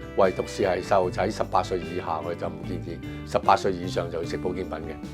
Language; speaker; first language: Cantonese; early bilingual, heritage; Cantonese